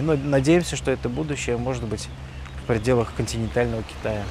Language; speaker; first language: Russian; native; Russian